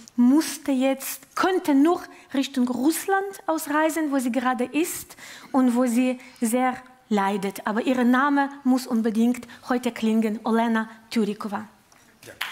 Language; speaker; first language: German; non-native, learner; Ukrainian